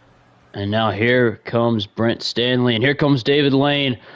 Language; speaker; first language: English; native; English